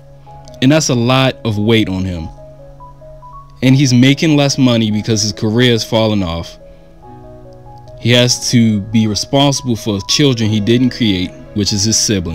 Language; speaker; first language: English; native; English